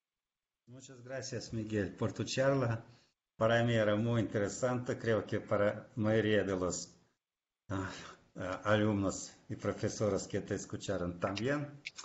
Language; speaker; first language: Spanish; non-native, fluent; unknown